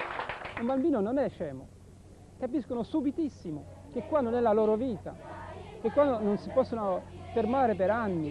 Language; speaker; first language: Italian; non-native, fluent; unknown